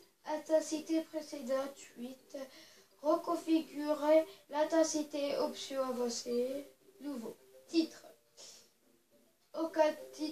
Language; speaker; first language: French; native; French